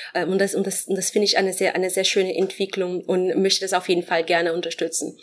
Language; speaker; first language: German; non-native, fluent; Portuguese